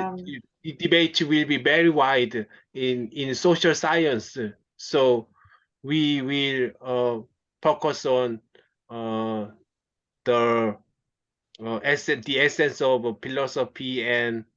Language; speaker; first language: English; non-native, local second language; Korean